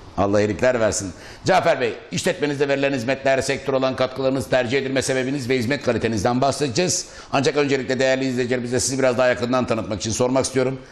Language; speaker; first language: Turkish; native; Turkish